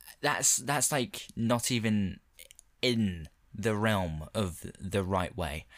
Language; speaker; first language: English; native; English